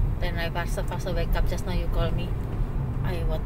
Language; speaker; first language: English; non-native, learner; Indonesian